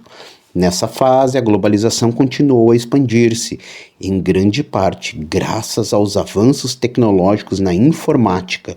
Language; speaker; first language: Portuguese; native; Portuguese